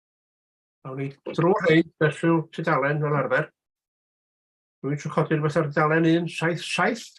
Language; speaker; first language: Welsh; native; Welsh